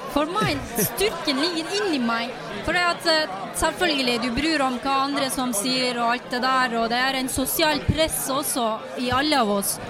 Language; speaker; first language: Norwegian; non-native, fluent; Turkish